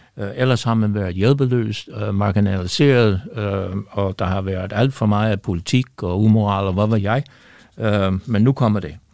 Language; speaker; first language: Danish; non-native, fluent; English